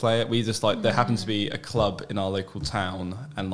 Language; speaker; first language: English; native; English